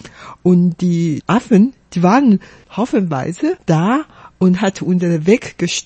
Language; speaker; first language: German; non-native, fluent; Chinese